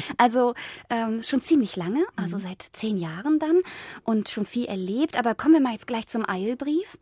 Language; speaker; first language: German; native; German